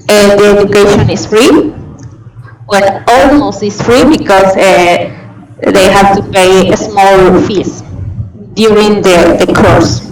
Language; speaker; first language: English; non-native, fluent; Spanish